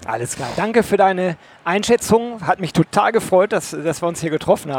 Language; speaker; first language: German; native; German